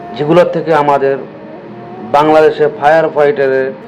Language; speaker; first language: Bangla; native; Bangla